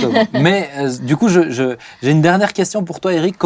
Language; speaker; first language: French; native; French